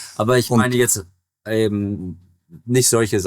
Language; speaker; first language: German; native; German